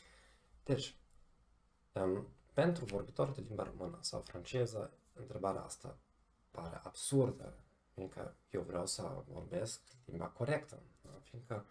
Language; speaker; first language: Romanian; non-native, fluent; German